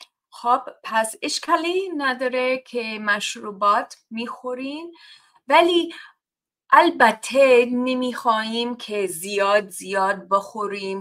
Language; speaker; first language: Persian; non-native, fluent; English